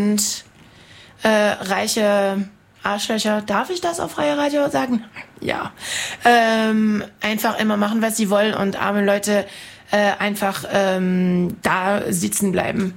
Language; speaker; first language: German; non-native, fluent; French